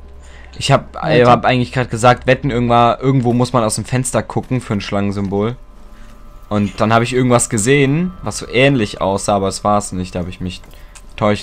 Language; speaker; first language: German; native; German